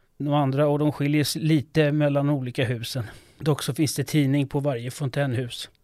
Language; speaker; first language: Swedish; non-native, fluent; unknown